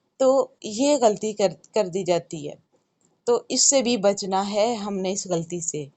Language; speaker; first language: Urdu; native; Urdu